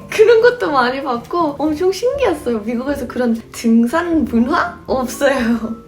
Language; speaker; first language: Korean; non-native, fluent; English